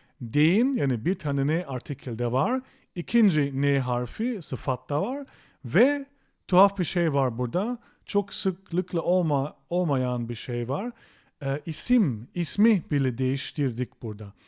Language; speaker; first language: Turkish; non-native, fluent; German